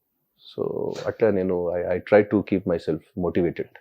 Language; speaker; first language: Telugu; non-native, local second language; Hindi